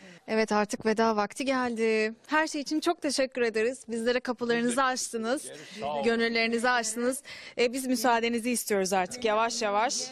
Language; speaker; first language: Turkish; native; Turkish